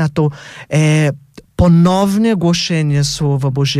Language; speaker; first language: Polish; non-native, fluent; Portuguese